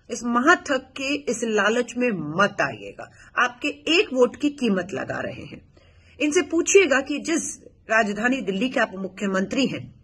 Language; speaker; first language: Hindi; native; Hindi